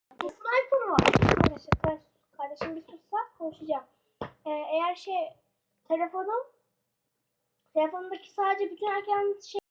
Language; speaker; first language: Turkish; early bilingual, heritage; Turkish